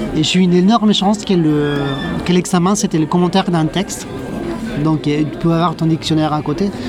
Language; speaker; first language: French; non-native, fluent; Spanish